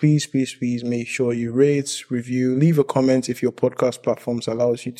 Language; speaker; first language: English; non-native, local second language; Yoruba